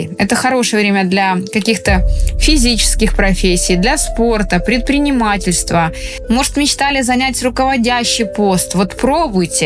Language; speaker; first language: Russian; native; Russian